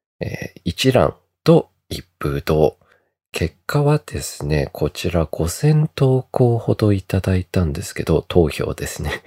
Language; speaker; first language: Japanese; early bilingual, heritage; Japanese